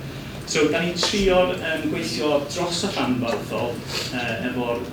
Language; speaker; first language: Welsh; non-native, learner; English